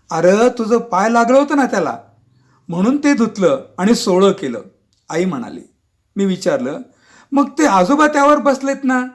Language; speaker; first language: Marathi; non-native, local second language; Kannada